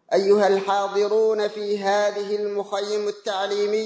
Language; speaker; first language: Arabic; non-native, local second language; Somali